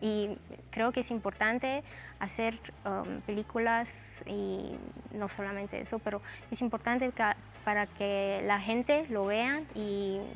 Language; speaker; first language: Spanish; non-native, fluent; Romanian